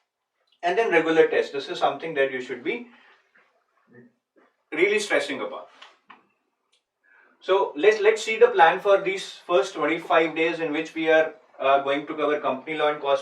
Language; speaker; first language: English; non-native, local second language; Hindi